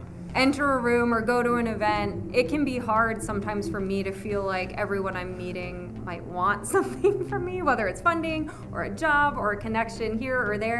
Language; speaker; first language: English; native; English